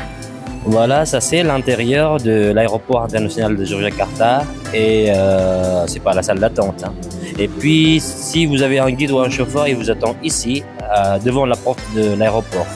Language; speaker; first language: French; non-native, fluent; Indonesian